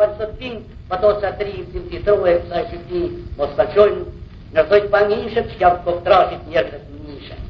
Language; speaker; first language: Albanian; native; Albanian